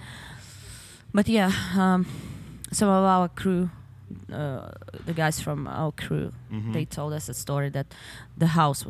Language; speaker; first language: English; non-native, fluent; Ukrainian